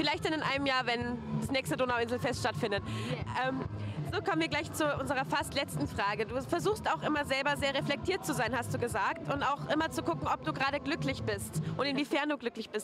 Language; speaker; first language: German; native; German